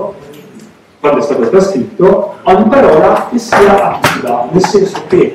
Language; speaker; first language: Italian; native; Italian